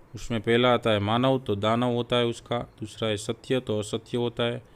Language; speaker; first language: Hindi; non-native, local second language; Gujarati